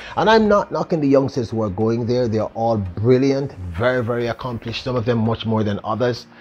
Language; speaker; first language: English; native; English